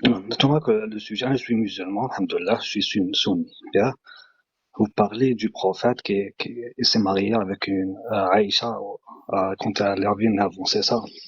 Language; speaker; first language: French; non-native, local second language; Arabic